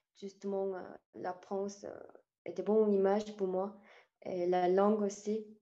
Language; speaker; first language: French; non-native, learner; Korean